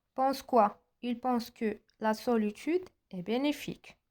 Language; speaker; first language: French; non-native, local second language; Arabic